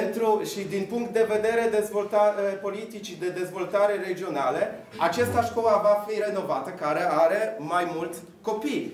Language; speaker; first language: Romanian; non-native, fluent; Polish